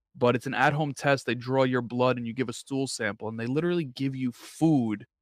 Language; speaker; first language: English; native; English